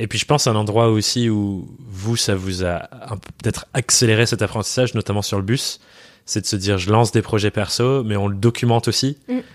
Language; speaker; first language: French; native; French